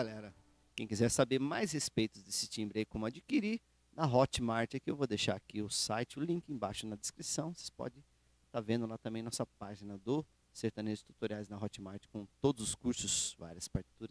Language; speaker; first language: Portuguese; native; Portuguese